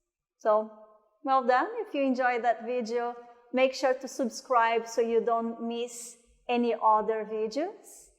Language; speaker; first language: English; non-native, fluent; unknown